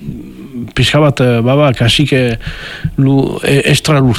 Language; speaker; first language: Basque; native; Basque